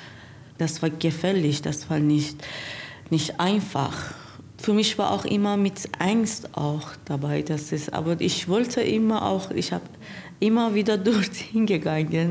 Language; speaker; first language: German; non-native, learner; Persian